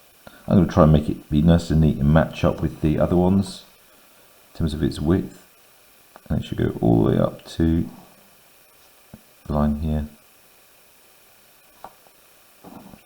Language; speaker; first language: English; native; English